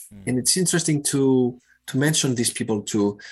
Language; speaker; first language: English; non-native, fluent; Greek